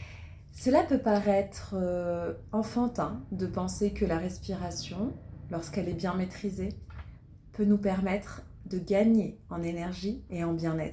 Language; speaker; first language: French; native; French